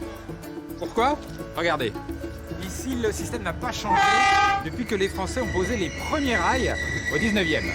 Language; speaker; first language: French; native; French